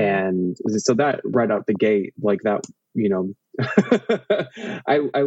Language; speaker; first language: English; native; English